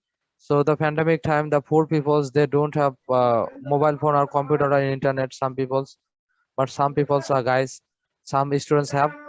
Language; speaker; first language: English; non-native, fluent; Bangla